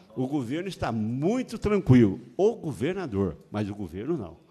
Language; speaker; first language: Portuguese; native; Portuguese